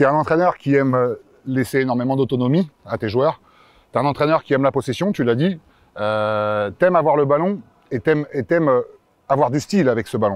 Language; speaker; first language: French; native; French